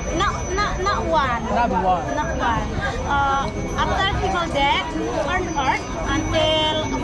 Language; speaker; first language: English; non-native, learner; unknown